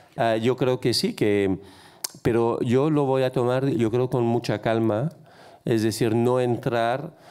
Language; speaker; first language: Spanish; non-native, fluent; French